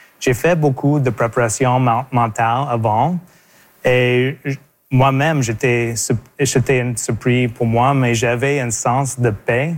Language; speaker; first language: French; native; French